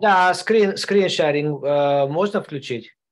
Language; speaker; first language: Russian; non-native, learner; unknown